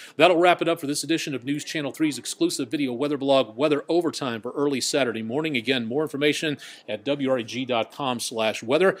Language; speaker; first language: English; native; English